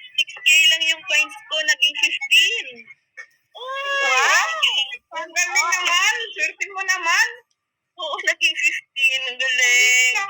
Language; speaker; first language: Filipino; non-native, local second language; Cebuano